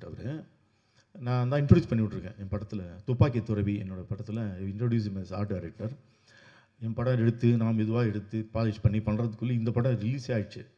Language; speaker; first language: Tamil; native; Tamil